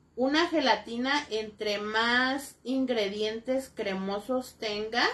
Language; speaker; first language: Spanish; native; Spanish